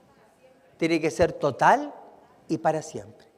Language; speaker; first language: Spanish; native; Spanish